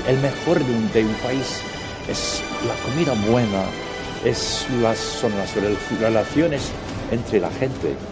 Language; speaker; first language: Spanish; non-native, fluent; English